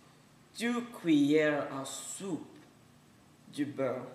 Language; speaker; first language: French; non-native, learner; English